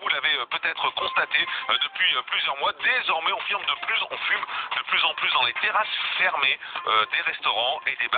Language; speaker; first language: French; native; French